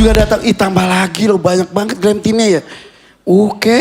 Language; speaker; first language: Indonesian; native; Indonesian